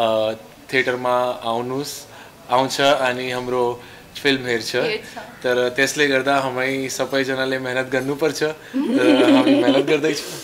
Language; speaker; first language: Nepali; non-native, learner; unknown